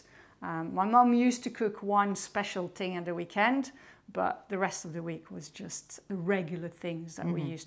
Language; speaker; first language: English; non-native, fluent; French